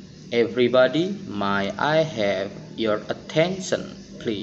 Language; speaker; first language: English; non-native, fluent; Indonesian